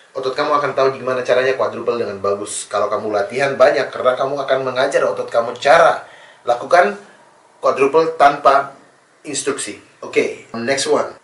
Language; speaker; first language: Indonesian; early bilingual, other home language; English